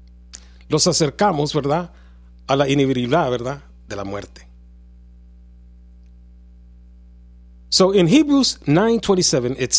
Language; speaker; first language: Spanish; early bilingual, heritage; Spanish